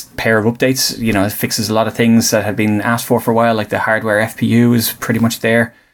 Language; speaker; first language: English; native; English